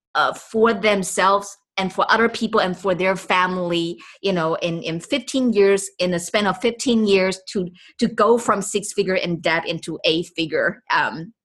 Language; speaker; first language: English; non-native, fluent; Chinese